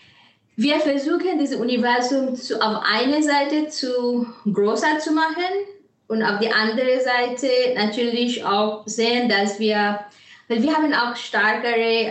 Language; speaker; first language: German; non-native, fluent; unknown